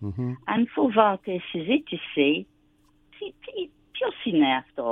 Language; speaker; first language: Greek; non-native, learner; English